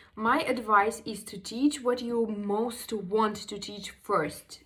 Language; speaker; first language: English; non-native, fluent; Russian